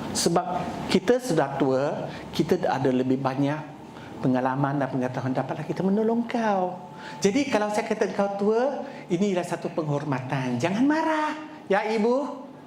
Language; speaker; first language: Malay; non-native, local second language; Chinese